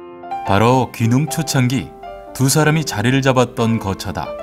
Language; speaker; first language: Korean; native; Korean